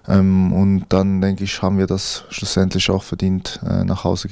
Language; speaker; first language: German; native; German